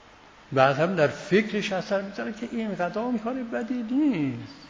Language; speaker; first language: Persian; native; Persian